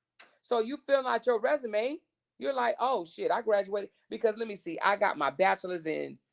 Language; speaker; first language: English; native; English